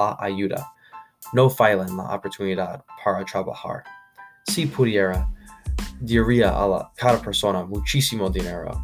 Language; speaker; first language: Spanish; non-native, learner; English